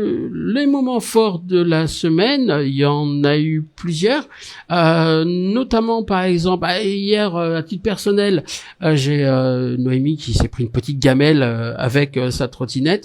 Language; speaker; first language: French; native; French